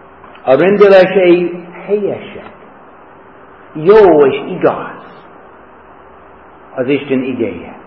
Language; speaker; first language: Hungarian; non-native, fluent; English